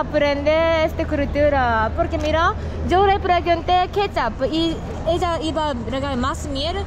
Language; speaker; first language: Spanish; non-native, learner; Japanese